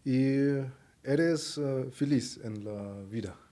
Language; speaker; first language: Spanish; non-native, learner; German